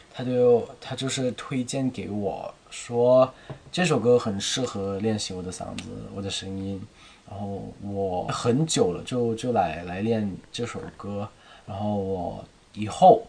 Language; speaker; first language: Chinese; non-native, fluent; Thai